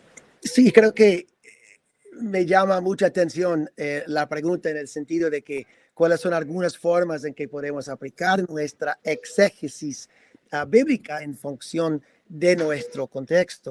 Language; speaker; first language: Spanish; non-native, fluent; English